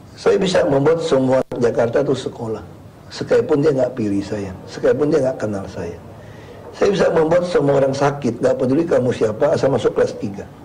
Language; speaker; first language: Indonesian; native; Indonesian